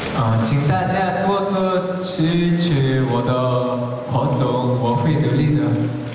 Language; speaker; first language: Chinese; non-native, learner; Korean